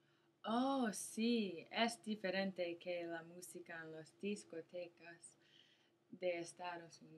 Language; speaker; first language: Spanish; non-native, learner; English